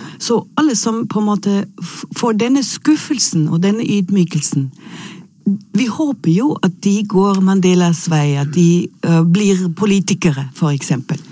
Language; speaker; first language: Norwegian; non-native, fluent; German